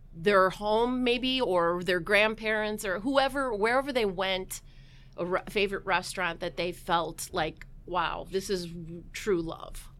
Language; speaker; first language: English; native; English